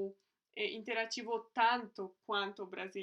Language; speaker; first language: Portuguese; non-native, fluent; Polish